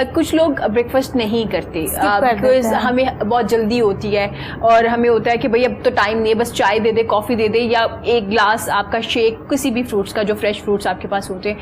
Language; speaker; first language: Urdu; native; Urdu